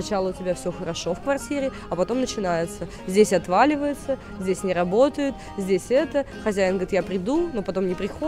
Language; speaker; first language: Russian; native; Russian